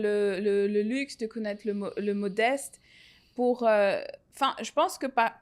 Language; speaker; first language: French; native; French